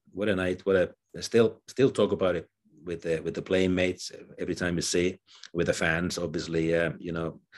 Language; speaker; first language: English; non-native, fluent; Finnish